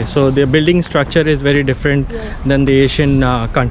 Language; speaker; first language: English; non-native, local second language; Hindi